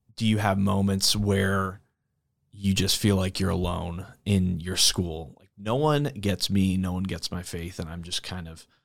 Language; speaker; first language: English; native; English